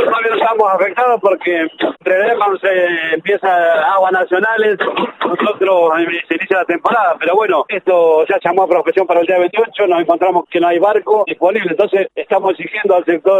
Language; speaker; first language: Spanish; native; Spanish